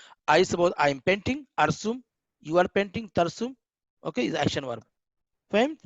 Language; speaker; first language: English; non-native, learner; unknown